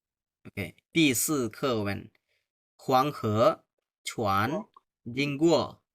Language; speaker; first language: Chinese; non-native, fluent; Bangla